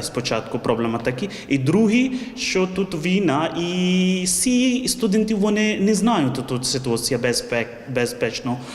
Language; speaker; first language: Ukrainian; non-native, learner; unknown